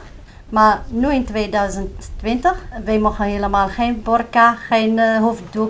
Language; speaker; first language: Dutch; non-native, learner; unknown